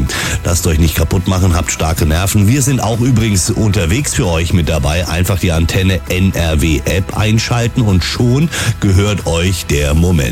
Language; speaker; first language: German; native; German